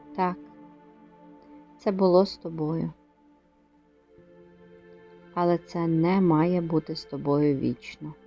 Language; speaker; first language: Ukrainian; native; Ukrainian